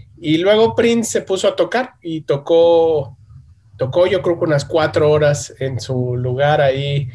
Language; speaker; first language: Spanish; native; Spanish